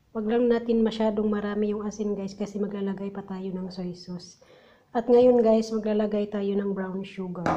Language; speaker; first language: Filipino; non-native, local second language; Cebuano